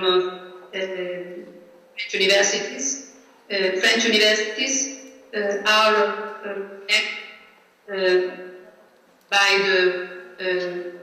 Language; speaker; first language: English; non-native, learner; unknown